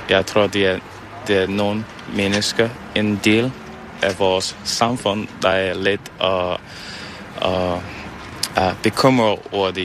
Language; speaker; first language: Danish; non-native, fluent; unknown